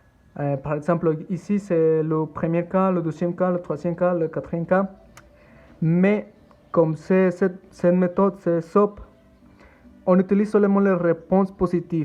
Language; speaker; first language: French; non-native, learner; Spanish